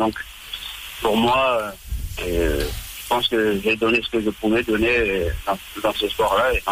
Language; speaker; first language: French; early bilingual, other home language; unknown